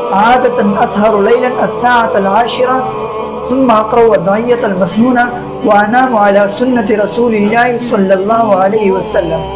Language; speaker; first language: Arabic; non-native, learner; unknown